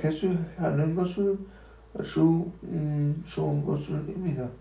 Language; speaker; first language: Korean; non-native, learner; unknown